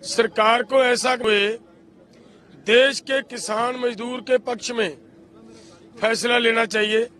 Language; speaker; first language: Hindi; non-native, local second language; Punjabi